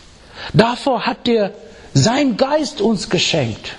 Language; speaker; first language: German; non-native, fluent; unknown